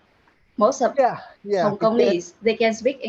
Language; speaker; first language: English; non-native, learner; Vietnamese